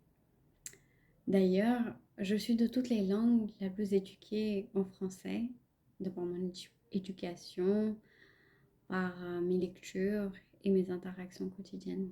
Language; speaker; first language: French; non-native, fluent; Punjabi